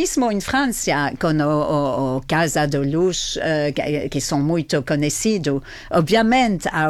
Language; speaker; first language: Portuguese; non-native, fluent; French